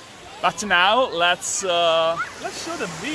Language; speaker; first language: English; non-native, fluent; Italian